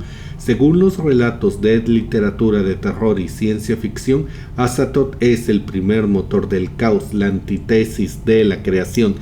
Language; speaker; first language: Spanish; native; Spanish